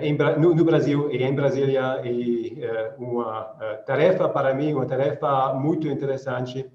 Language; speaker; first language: Portuguese; non-native, learner; German